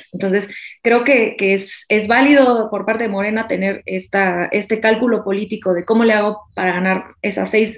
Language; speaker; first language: Spanish; native; Spanish